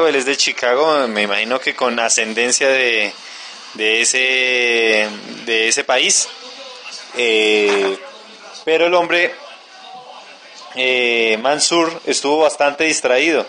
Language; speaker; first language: Spanish; native; Spanish